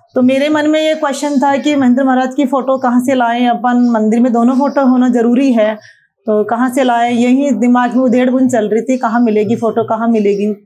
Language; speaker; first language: Hindi; native; Hindi